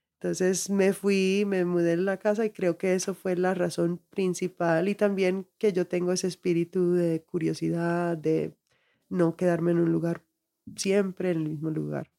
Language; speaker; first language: Spanish; early bilingual, heritage; Spanish